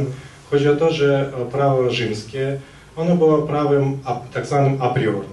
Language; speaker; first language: Polish; non-native, fluent; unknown